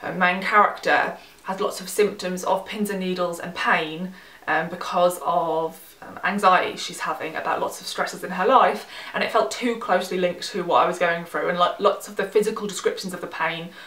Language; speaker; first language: English; native; English